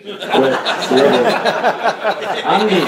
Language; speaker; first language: German; native; German